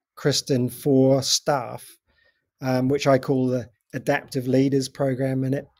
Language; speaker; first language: English; native; English